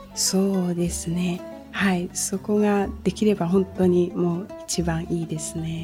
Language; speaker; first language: Japanese; non-native, fluent; Chinese